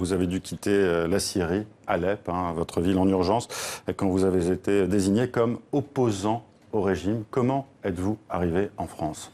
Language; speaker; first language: French; native; French